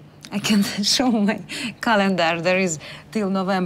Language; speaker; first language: English; non-native, learner; Russian